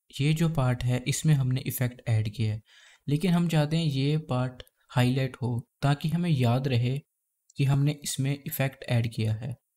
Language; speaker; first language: Hindi; native; Hindi